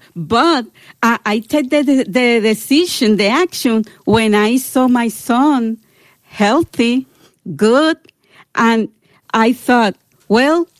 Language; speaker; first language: English; non-native, learner; Spanish